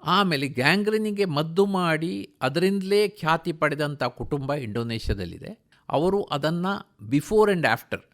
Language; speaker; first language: Kannada; native; Kannada